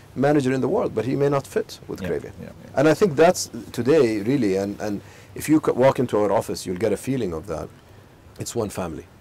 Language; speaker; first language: English; non-native, fluent; Arabic